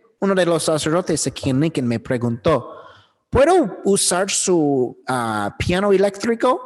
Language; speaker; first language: Spanish; non-native, learner; English